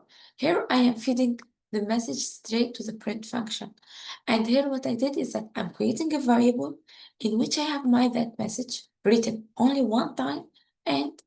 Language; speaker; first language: English; non-native, fluent; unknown